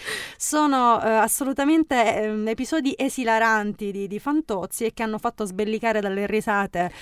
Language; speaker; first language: Italian; native; Italian